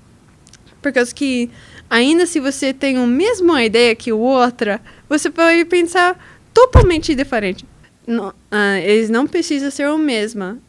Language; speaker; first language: Portuguese; non-native, learner; English